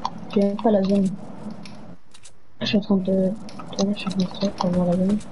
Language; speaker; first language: French; native; French